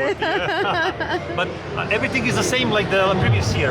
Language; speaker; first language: English; non-native, fluent; Serbian